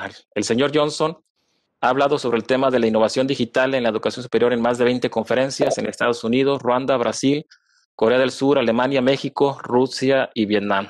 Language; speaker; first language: Spanish; native; Spanish